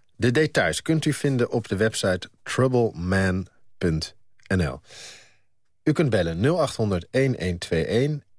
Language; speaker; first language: Dutch; native; Dutch